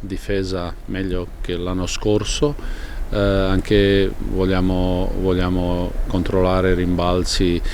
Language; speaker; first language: Italian; non-native, fluent; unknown